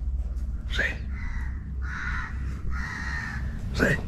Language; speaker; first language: Russian; native; Russian